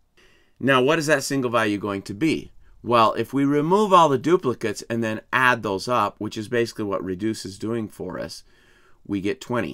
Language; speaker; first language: English; native; English